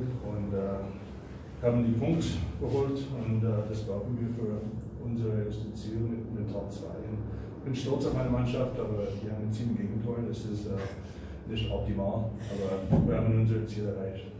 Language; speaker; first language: German; non-native, fluent; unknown